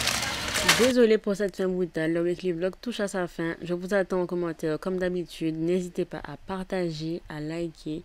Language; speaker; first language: French; native; French